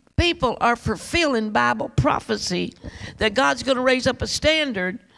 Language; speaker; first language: English; native; English